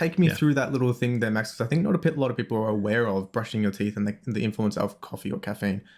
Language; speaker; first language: English; native; English